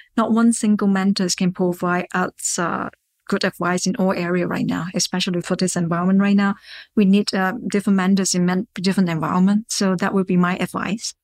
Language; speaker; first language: English; non-native, local second language; Cantonese